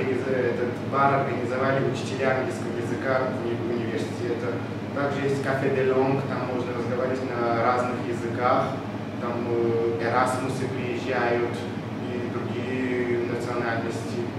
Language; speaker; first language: Russian; non-native, local second language; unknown